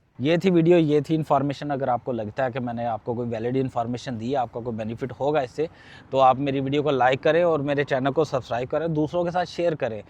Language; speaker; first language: Urdu; non-native, local second language; Punjabi